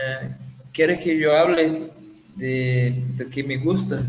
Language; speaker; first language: Spanish; non-native, learner; Portuguese